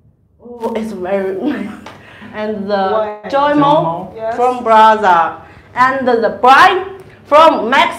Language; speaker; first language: English; non-native, learner; Chinese